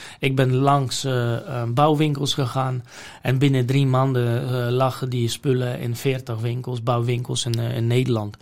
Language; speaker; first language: Dutch; non-native, fluent; Polish